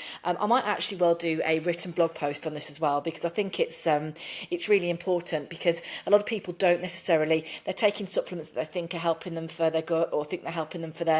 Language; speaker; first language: English; native; English